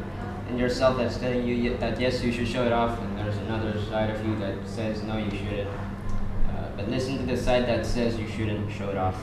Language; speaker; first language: English; non-native, fluent; Indonesian